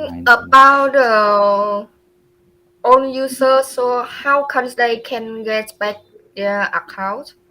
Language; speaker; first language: English; non-native, learner; Vietnamese